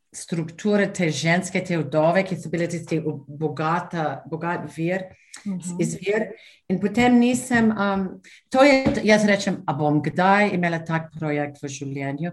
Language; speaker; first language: Slovenian; non-native, fluent; English